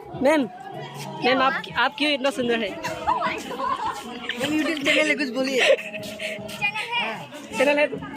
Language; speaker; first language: Hindi; non-native, local second language; Assamese